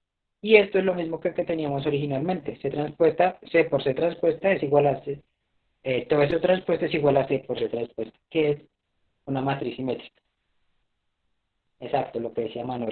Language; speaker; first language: Spanish; native; Spanish